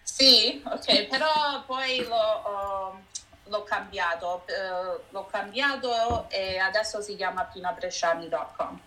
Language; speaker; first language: Italian; early bilingual, heritage; Italian